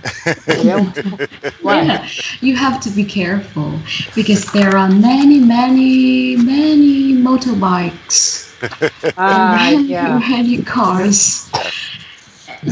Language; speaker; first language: English; non-native, learner; Vietnamese